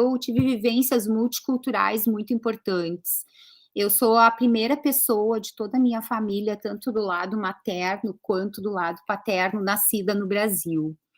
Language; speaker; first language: Portuguese; early bilingual, other home language; Greek